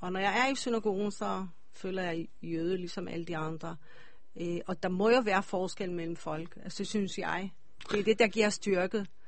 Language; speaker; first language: Danish; non-native, fluent; Hebrew